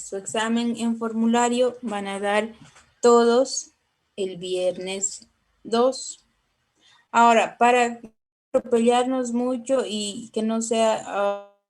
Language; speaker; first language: Spanish; native; Spanish